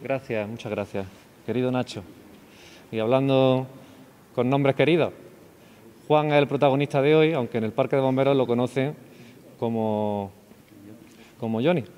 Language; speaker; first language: Spanish; native; Spanish